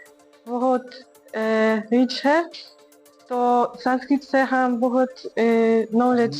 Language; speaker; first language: Hindi; non-native, learner; Polish